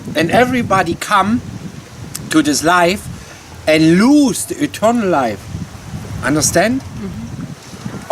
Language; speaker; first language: English; non-native, learner; German